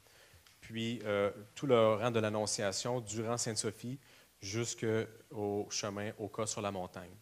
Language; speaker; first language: French; native; French